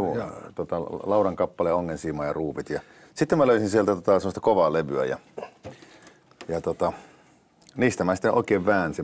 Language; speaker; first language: Finnish; native; Finnish